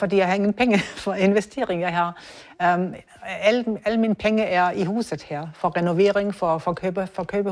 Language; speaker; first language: Danish; non-native, learner; German